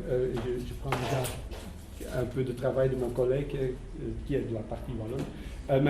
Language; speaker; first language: French; non-native, local second language; Dutch